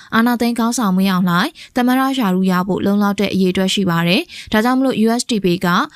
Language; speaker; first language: Burmese; native; Burmese